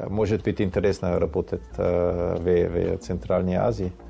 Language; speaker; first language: Russian; non-native, learner; German